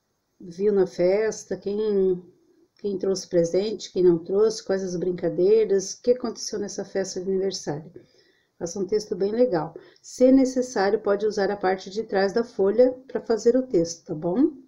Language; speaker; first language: Portuguese; native; Portuguese